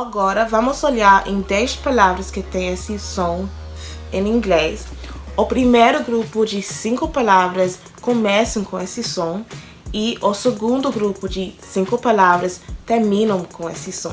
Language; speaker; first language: Portuguese; non-native, fluent; English